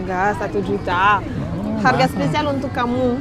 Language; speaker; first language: Indonesian; non-native, learner; Arabic